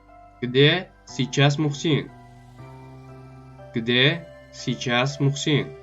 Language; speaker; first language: Russian; non-native, local second language; Tajik